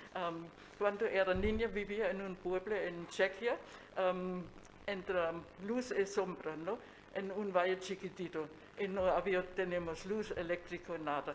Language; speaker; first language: Spanish; non-native, fluent; German